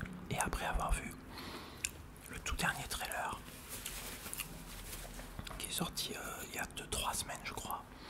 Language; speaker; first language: French; native; French